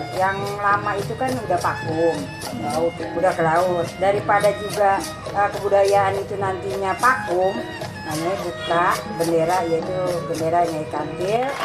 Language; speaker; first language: Indonesian; native; Indonesian